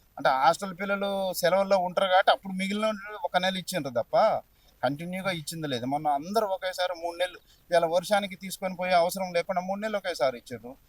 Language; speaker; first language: Telugu; native; Telugu